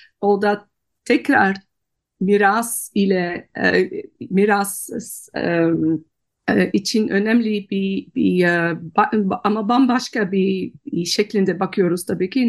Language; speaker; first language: Turkish; non-native, fluent; Dutch